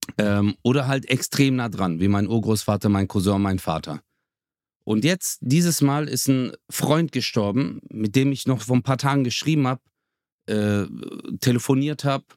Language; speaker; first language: German; early bilingual, other home language; Turkish